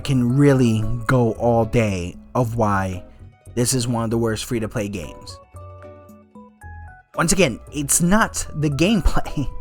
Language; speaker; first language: English; native; English